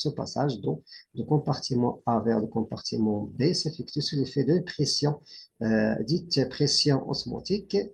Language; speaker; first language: French; non-native, local second language; Arabic